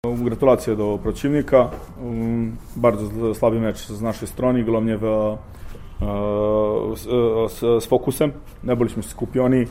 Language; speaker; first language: Polish; non-native, fluent; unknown